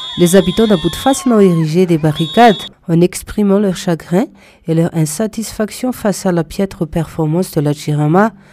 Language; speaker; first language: French; non-native, local second language; Malagasy